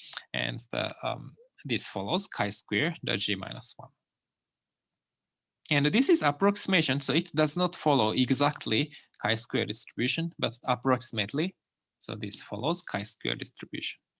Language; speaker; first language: English; non-native, fluent; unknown